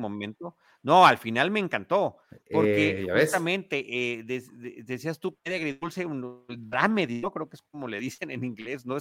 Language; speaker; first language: Spanish; native; Spanish